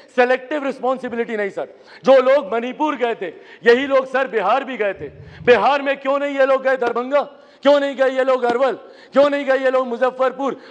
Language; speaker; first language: Hindi; native; Hindi